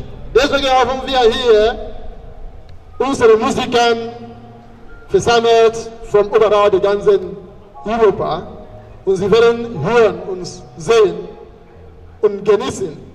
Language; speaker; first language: German; non-native, fluent; Igbo